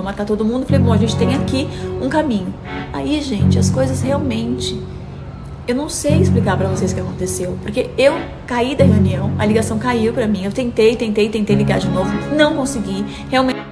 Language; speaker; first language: Portuguese; native; Portuguese